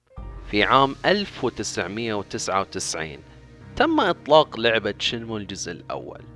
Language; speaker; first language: Arabic; native; Arabic